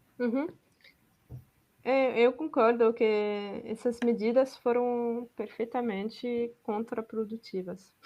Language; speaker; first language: Portuguese; non-native, fluent; French